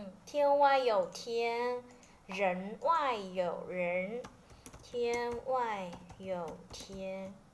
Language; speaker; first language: Chinese; non-native, fluent; Vietnamese